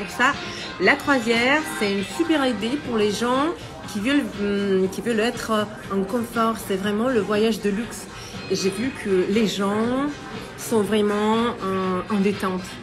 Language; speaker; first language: French; non-native, fluent; Russian